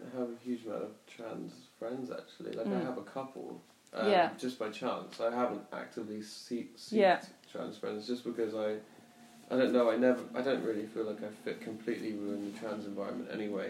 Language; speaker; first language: English; native; English